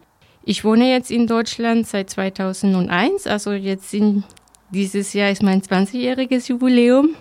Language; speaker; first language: German; non-native, fluent; Spanish